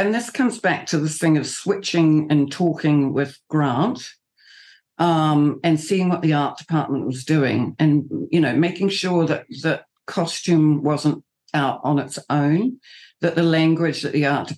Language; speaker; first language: English; native; English